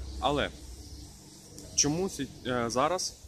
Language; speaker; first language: Ukrainian; non-native, local second language; Russian